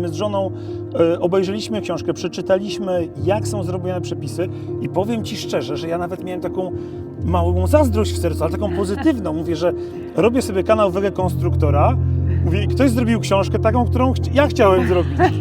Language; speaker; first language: Polish; native; Polish